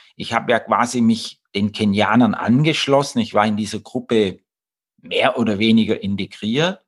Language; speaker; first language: German; native; German